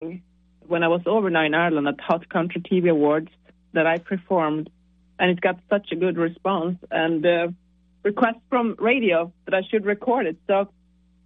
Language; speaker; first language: English; non-native, fluent; Swedish